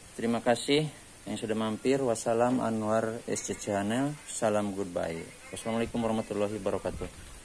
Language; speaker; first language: Indonesian; non-native, local second language; Sundanese